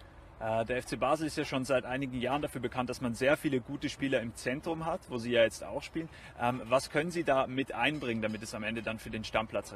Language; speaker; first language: German; native; German